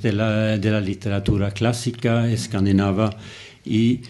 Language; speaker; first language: Spanish; non-native, fluent; Norwegian